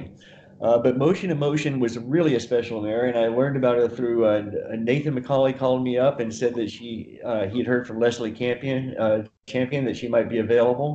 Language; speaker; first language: English; native; English